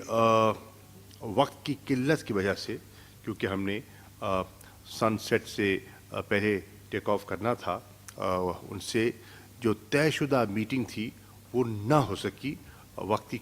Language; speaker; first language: Urdu; non-native, local second language; Saraiki